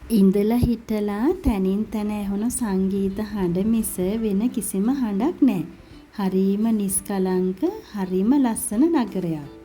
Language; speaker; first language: Sinhala; native; Sinhala